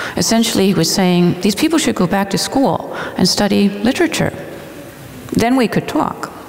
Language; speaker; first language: English; native; English